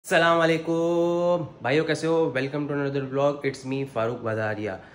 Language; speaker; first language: Urdu; native; Urdu